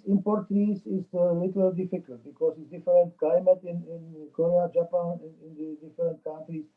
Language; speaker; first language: English; non-native, learner; Czech